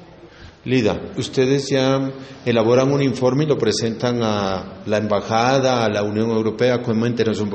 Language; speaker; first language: Spanish; native; Spanish